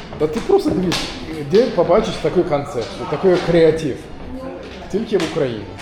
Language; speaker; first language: Ukrainian; non-native, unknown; Turkish